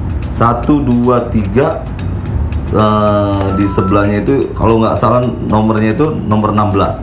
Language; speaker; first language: Indonesian; native; Indonesian